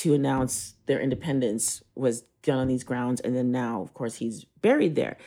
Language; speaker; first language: English; native; English